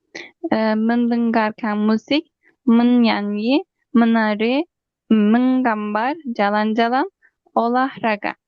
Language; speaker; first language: Indonesian; non-native, learner; Turkish